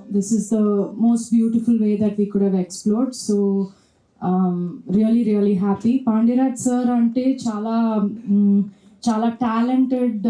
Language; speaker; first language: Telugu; non-native, fluent; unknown